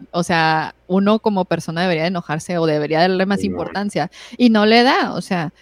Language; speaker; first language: Spanish; native; Spanish